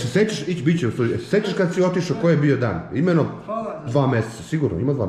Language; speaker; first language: Serbian; native; Serbian